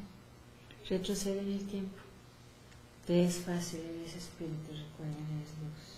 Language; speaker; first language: Spanish; native; Spanish